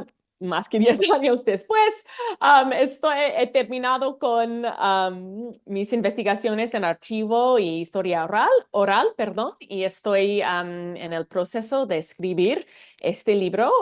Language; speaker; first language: Spanish; non-native, fluent; English